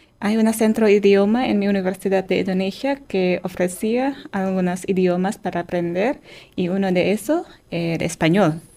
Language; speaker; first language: Spanish; non-native, fluent; Indonesian